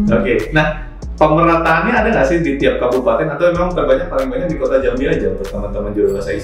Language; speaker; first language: Indonesian; native; Indonesian